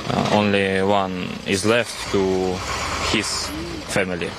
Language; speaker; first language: English; non-native, learner; Russian